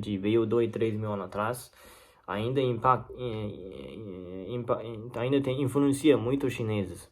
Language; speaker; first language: Portuguese; non-native, learner; Chinese